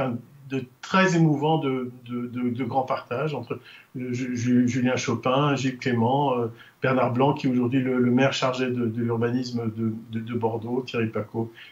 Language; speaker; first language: French; native; French